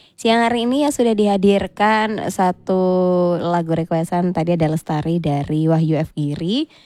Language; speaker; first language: Indonesian; native; Indonesian